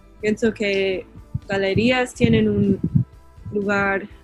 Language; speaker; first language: Spanish; non-native, learner; English